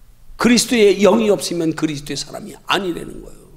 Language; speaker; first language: Korean; native; Korean